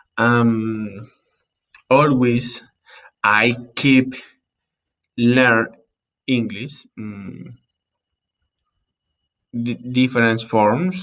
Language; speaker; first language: English; non-native, learner; Spanish